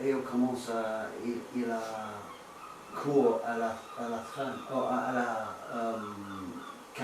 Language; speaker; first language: French; non-native, learner; English